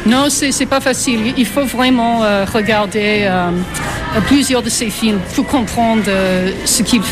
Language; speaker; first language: French; non-native, fluent; English